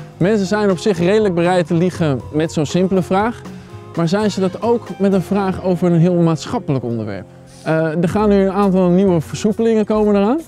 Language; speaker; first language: Dutch; native; Dutch